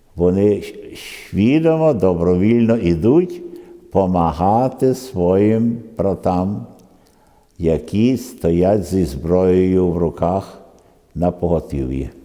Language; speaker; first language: Ukrainian; early bilingual, other home language; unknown